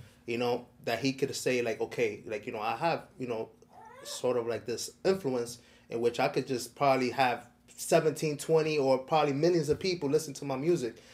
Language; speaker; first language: English; early bilingual, other home language; Spanish